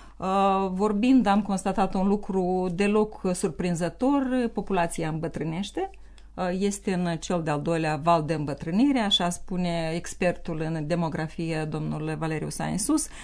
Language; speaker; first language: Romanian; native; Romanian